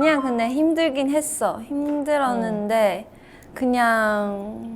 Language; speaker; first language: Korean; non-native, fluent; Chinese